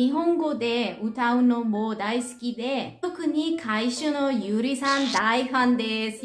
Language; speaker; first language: Japanese; non-native, learner; Italian